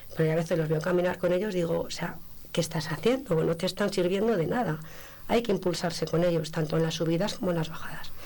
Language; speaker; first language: Spanish; native; Spanish